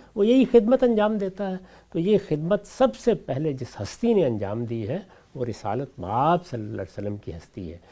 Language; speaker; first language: Urdu; non-native, local second language; Punjabi